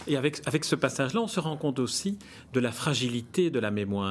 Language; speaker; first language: French; native; French